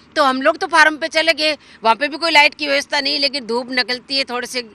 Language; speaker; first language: Hindi; native; Hindi